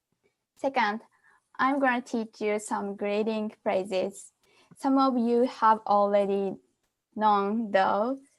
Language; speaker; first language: English; non-native, fluent; Japanese